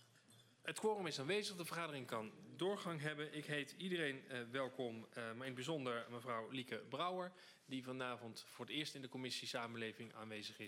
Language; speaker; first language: Dutch; native; Dutch